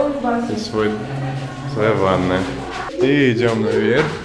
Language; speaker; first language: Russian; non-native, fluent; English